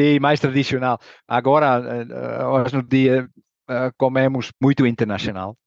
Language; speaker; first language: Portuguese; non-native, learner; Dutch